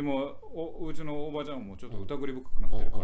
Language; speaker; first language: Japanese; native; Japanese